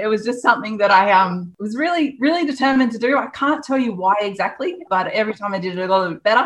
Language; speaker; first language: English; native; English